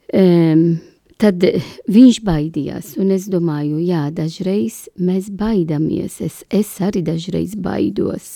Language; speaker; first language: Latvian; non-native, learner; Italian